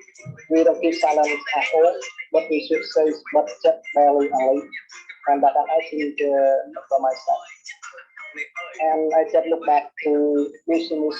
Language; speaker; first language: English; non-native, learner; Vietnamese